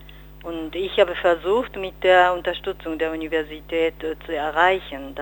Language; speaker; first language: German; non-native, fluent; Japanese